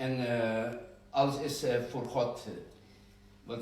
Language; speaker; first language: Dutch; non-native, fluent; Indonesian